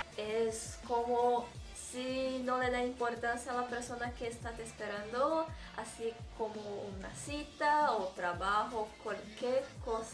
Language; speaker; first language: Spanish; non-native, fluent; Portuguese